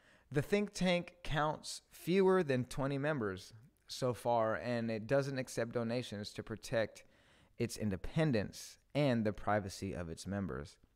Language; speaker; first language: English; early bilingual, other home language; Spanish